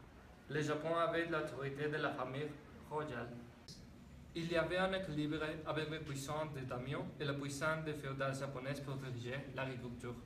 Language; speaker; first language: French; non-native, learner; Spanish